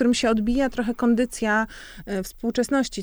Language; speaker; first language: Polish; native; Polish